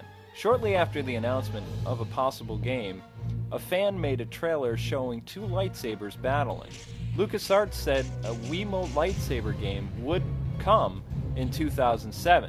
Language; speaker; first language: English; native; English